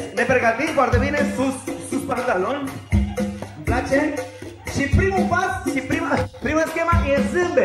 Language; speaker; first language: Romanian; non-native, fluent; Spanish